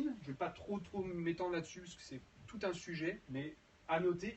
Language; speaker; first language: French; native; French